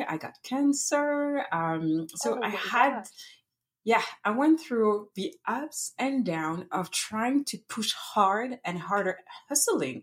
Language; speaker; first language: English; non-native, fluent; French